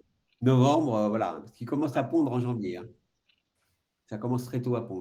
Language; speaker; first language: French; native; French